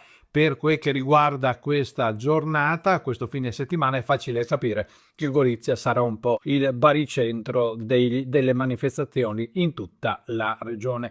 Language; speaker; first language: Italian; native; Italian